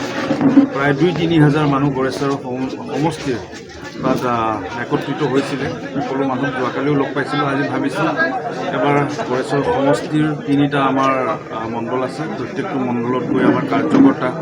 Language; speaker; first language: Assamese; native; Assamese